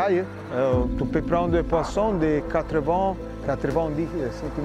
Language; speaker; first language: French; non-native, fluent; Italian